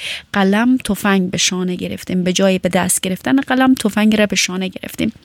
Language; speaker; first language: Persian; native; Persian